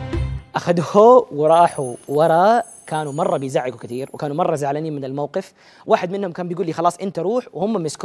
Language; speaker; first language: Arabic; native; Arabic